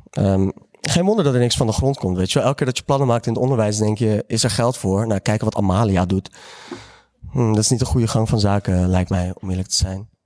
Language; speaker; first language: Dutch; early bilingual, other home language; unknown